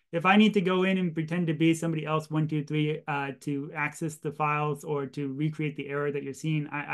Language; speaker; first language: English; native; English